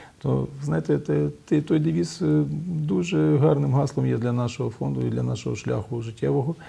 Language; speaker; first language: Ukrainian; native; Ukrainian